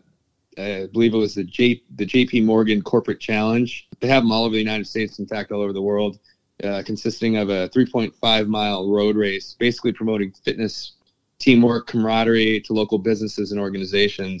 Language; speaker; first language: English; native; English